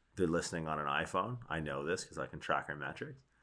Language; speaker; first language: English; native; English